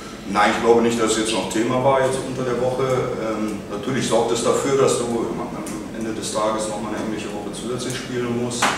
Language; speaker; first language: German; native; German